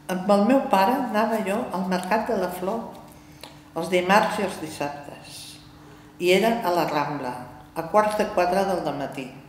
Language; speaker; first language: Catalan; native; Catalan